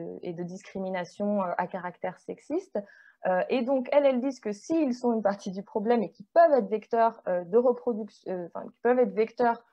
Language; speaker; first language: French; native; French